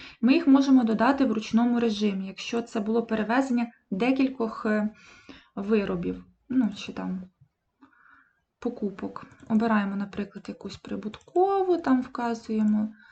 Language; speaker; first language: Ukrainian; native; Ukrainian